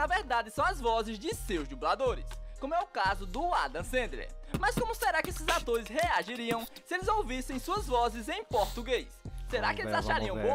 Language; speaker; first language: Portuguese; native; Portuguese